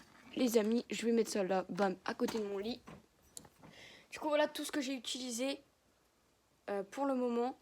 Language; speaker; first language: French; native; French